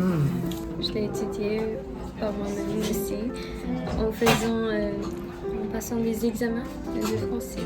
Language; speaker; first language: French; non-native, fluent; Japanese